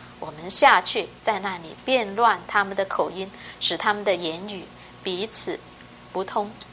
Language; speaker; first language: Chinese; non-native, local second language; Cantonese